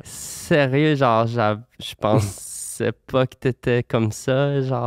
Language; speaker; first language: French; native; French